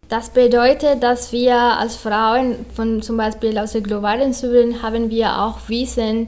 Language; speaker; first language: German; non-native, learner; Spanish